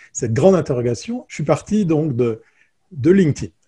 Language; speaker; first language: French; native; French